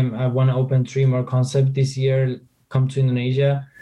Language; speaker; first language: English; non-native, fluent; Spanish